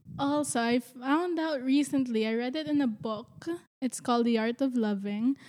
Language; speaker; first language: English; non-native, local second language; Filipino